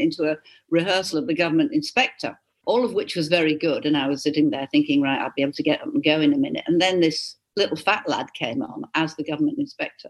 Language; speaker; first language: English; native; English